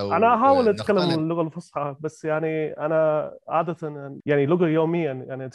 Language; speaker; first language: Arabic; non-native, learner; Kachhi